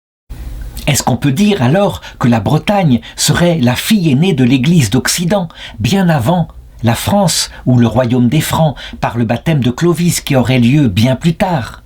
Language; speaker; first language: French; native; French